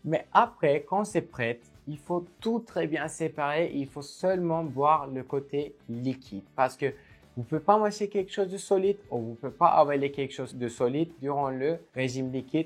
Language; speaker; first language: French; non-native, fluent; Turkish